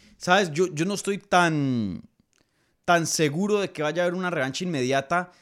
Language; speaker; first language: Spanish; native; Spanish